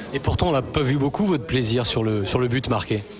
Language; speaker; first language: French; native; French